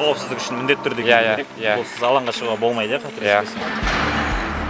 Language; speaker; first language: Kazakh; native; Kazakh